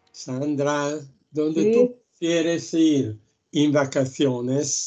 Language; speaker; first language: Spanish; non-native, learner; Italian